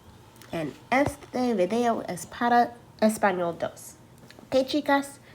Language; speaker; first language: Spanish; non-native, learner; English